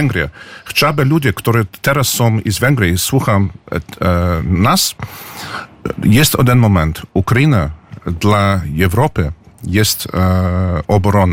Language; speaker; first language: Polish; early bilingual, heritage; English